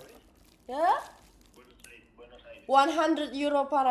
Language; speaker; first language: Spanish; non-native, learner; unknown